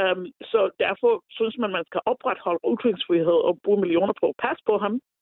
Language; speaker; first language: Danish; non-native, fluent; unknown